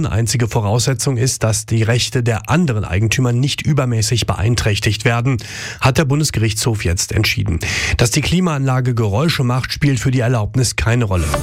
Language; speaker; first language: German; native; German